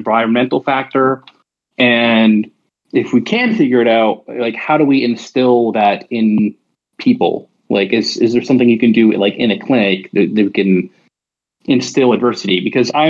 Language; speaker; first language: English; native; English